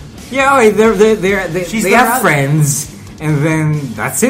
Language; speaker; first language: English; non-native, local second language; Filipino